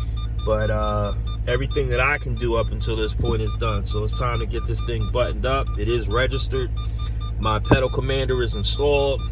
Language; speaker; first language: English; native; English